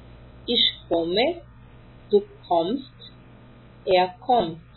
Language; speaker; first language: German; non-native, fluent; Portuguese